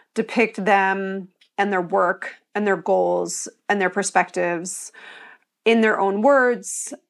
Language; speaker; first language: English; native; English